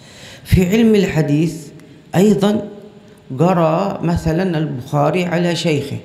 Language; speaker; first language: Arabic; native; Arabic